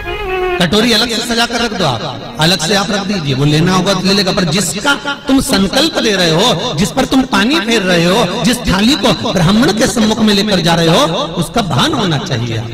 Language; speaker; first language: Hindi; native; Hindi